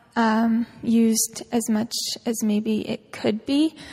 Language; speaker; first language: English; native; English